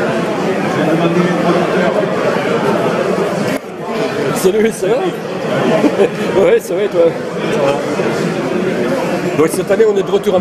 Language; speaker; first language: French; native; French